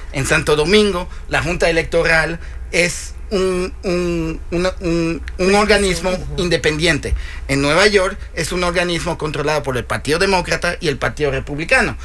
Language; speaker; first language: Spanish; early bilingual, heritage; Spanish